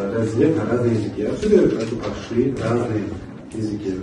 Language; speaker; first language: Russian; non-native, local second language; Uzbek